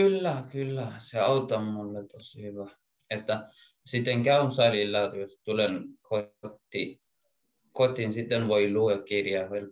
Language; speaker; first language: Finnish; non-native, learner; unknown